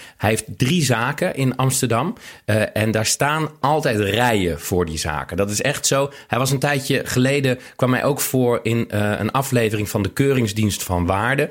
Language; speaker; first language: Dutch; native; Dutch